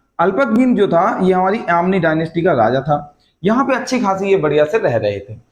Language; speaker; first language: Hindi; native; Hindi